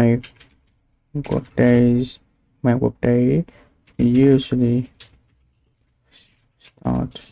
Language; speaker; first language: English; non-native, learner; Vietnamese